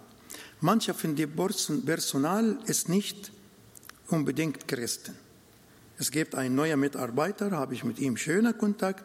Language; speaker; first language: German; non-native, learner; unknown